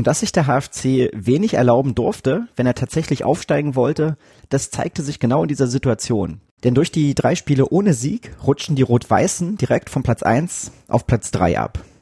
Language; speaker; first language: German; native; German